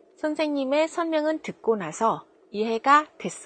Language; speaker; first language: Korean; non-native, fluent; Vietnamese